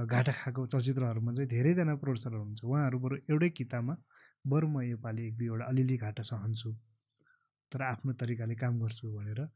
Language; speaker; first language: Nepali; non-native, local second language; Eastern Tamang